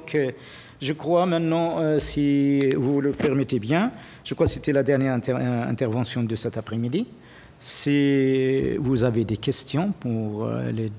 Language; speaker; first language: French; non-native, fluent; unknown